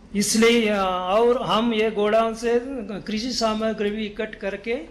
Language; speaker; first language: Hindi; non-native, local second language; Kannada